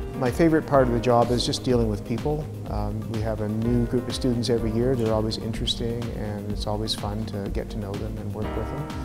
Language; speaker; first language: English; native; English